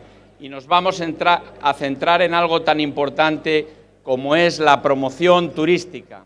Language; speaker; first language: Spanish; native; Spanish